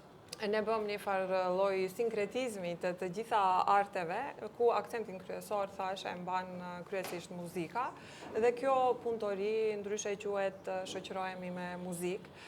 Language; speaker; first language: Albanian; native; Albanian